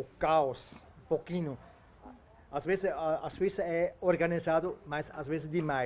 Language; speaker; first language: Portuguese; non-native, fluent; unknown